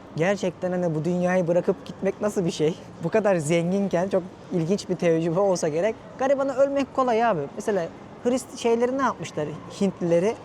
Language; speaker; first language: Turkish; native; Turkish